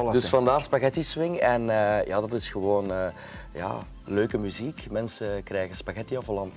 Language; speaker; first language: Dutch; native; Dutch